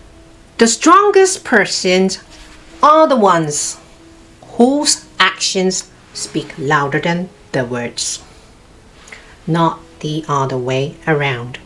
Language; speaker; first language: English; non-native, fluent; Cantonese